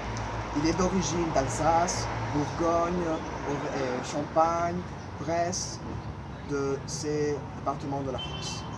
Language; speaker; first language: French; non-native, fluent; Spanish